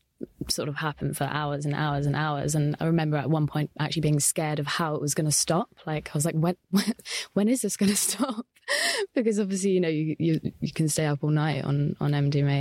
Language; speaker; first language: English; native; English